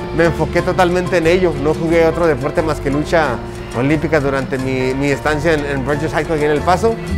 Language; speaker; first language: Spanish; early bilingual, heritage; Spanish